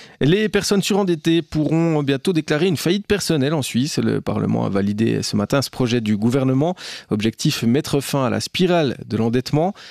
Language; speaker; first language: French; native; French